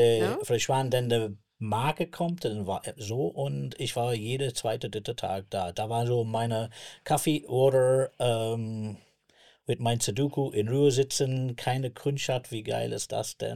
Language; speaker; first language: German; non-native, learner; English